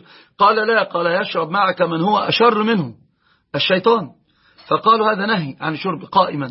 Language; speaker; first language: Arabic; native; Arabic